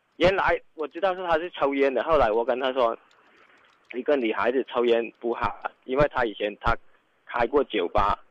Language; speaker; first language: Chinese; non-native, local second language; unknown